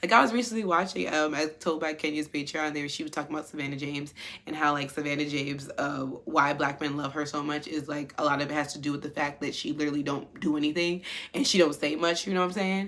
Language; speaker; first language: English; native; English